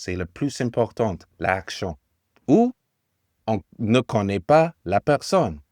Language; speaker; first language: French; non-native, learner; English